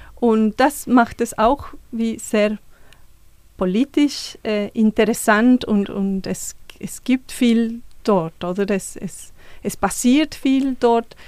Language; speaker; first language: German; non-native, fluent; Spanish